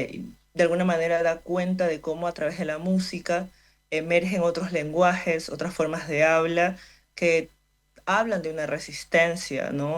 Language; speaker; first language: Spanish; native; Spanish